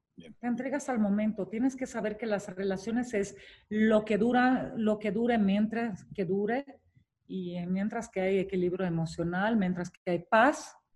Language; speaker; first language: Spanish; non-native, fluent; Romanian